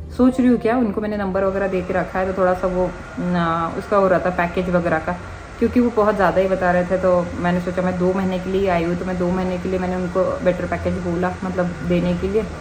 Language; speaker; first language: Hindi; native; Hindi